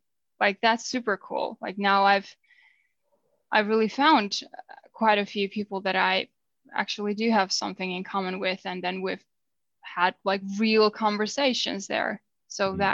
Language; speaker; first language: English; non-native, fluent; Finnish